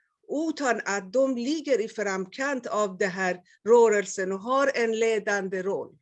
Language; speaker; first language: Swedish; non-native, fluent; Persian